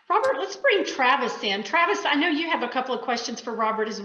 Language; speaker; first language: English; native; English